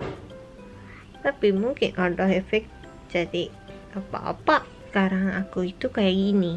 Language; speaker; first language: Indonesian; non-native, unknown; Japanese